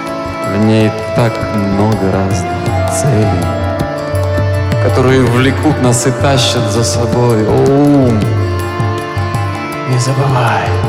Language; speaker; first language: Russian; native; Russian